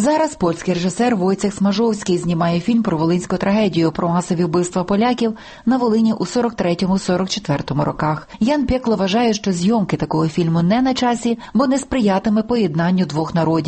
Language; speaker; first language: Ukrainian; native; Ukrainian